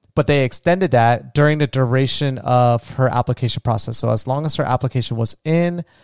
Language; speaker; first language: English; native; English